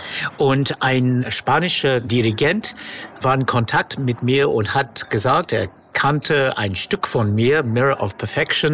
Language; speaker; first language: German; non-native, fluent; English